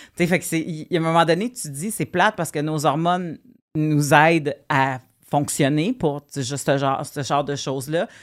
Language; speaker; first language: French; native; French